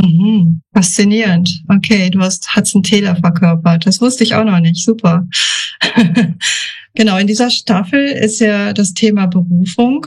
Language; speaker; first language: German; native; German